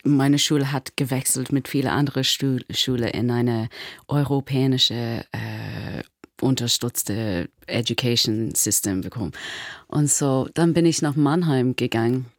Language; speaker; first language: German; non-native, learner; English